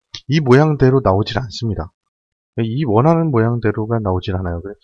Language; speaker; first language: Korean; native; Korean